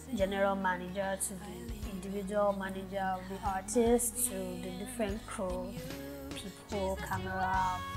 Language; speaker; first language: English; non-native, local second language; Yoruba